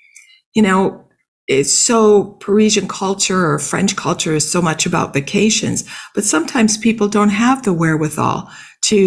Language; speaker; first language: English; native; English